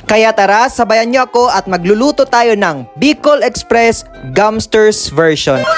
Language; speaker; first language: Filipino; non-native, local second language; Hiligaynon